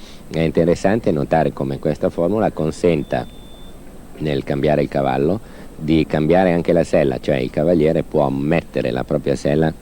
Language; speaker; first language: Italian; native; Italian